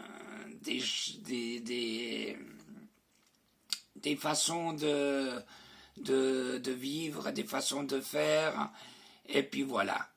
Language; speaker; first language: French; non-native, fluent; Spanish